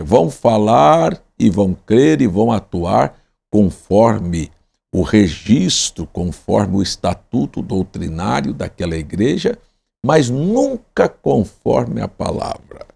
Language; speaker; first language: Portuguese; native; Portuguese